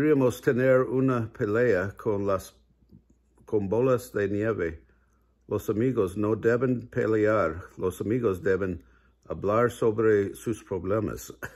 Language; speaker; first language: Spanish; non-native, learner; English